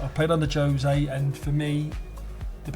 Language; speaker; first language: English; native; English